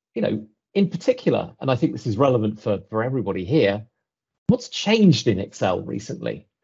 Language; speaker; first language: English; native; English